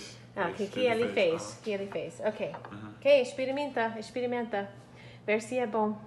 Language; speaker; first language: Portuguese; non-native, learner; English